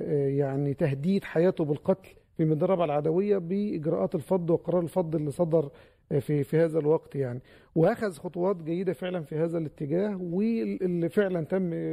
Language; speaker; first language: Arabic; native; Arabic